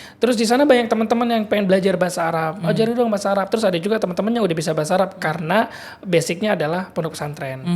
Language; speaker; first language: Indonesian; early bilingual, heritage; Madurese